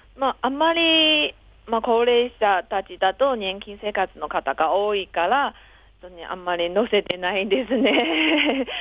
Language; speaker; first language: Japanese; non-native, fluent; Chinese